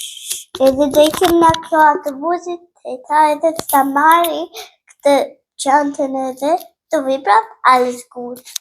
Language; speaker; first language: Albanian; early bilingual, heritage; Albanian